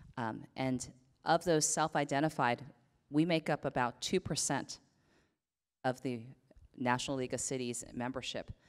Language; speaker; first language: English; native; English